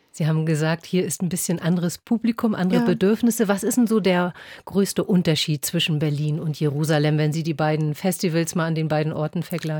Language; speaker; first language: German; native; German